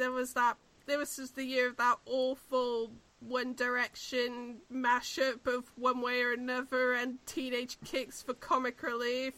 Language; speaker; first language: English; native; English